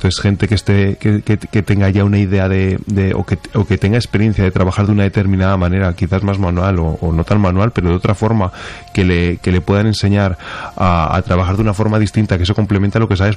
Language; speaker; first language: Spanish; native; Spanish